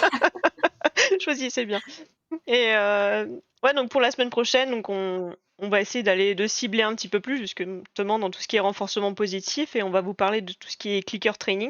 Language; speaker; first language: French; native; French